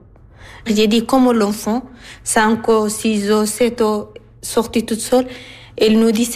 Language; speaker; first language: French; non-native, learner; Arabic